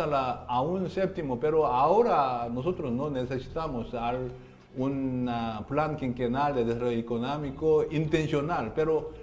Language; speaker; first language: Spanish; non-native, learner; Korean